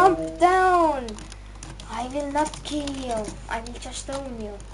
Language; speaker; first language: English; non-native, learner; Estonian